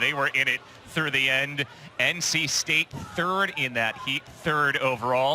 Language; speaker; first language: English; native; English